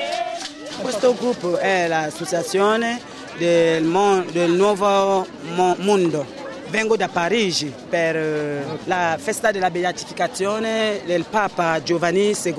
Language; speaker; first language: Italian; non-native, learner; French